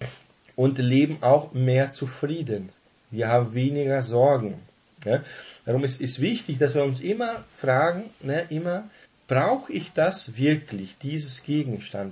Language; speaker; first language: German; non-native, fluent; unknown